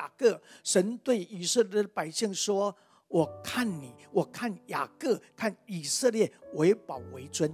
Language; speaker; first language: Chinese; native; Chinese